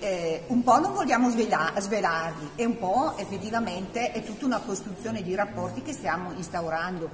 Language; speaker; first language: Italian; native; Italian